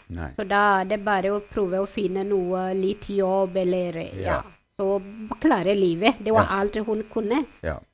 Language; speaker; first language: Norwegian; non-native, fluent; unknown